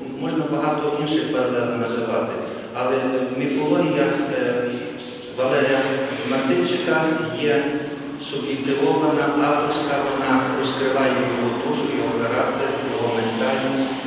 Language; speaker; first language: Ukrainian; native; Ukrainian